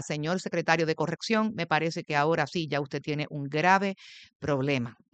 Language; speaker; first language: Spanish; native; Spanish